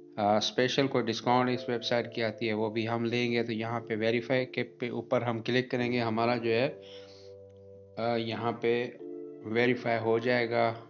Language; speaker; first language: Urdu; non-native, local second language; Punjabi